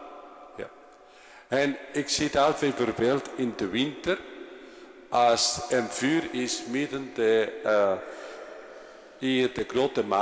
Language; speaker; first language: Dutch; non-native, fluent; Spanish